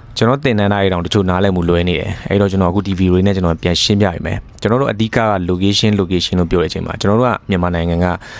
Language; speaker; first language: Burmese; non-native, local second language; Shan